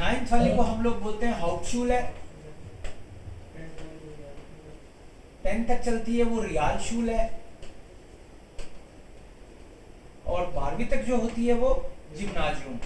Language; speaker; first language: Hindi; native; Hindi